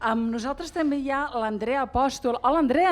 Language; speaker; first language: Catalan; native; Catalan